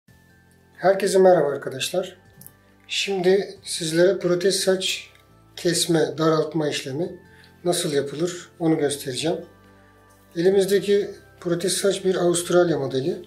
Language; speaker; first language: Turkish; native; Turkish